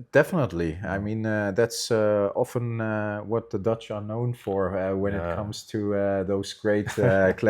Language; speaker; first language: English; non-native, fluent; German